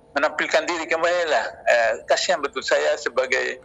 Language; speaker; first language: Indonesian; native; Indonesian